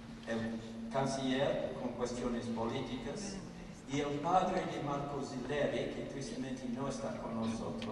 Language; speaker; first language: Spanish; non-native, fluent; English